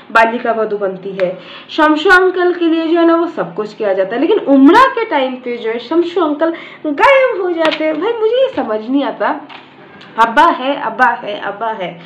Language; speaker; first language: Hindi; native; Hindi